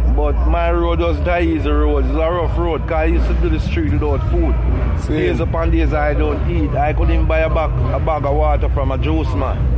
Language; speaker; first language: English; non-native, local second language; Jamaican Creole English